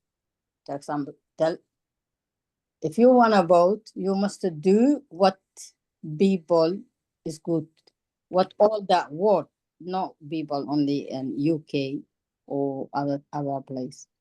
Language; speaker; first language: English; non-native, learner; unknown